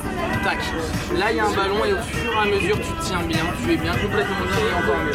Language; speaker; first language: French; native; French